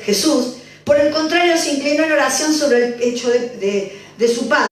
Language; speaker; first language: Spanish; native; Spanish